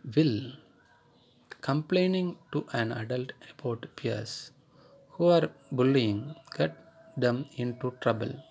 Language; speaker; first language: English; non-native, local second language; Tamil